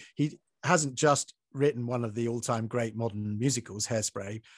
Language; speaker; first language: English; native; English